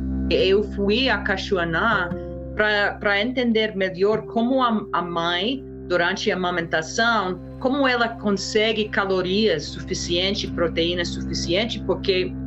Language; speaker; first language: Portuguese; non-native, fluent; English